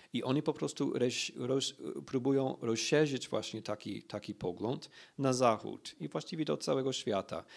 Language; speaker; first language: Polish; non-native, fluent; English